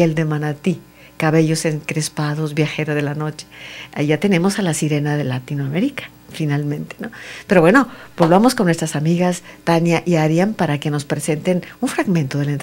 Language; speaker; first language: Spanish; native; Spanish